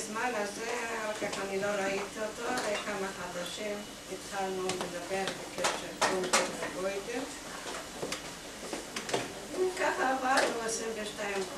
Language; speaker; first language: Hebrew; non-native, fluent; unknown